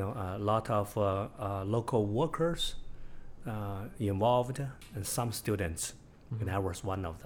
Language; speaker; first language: English; non-native, fluent; Chinese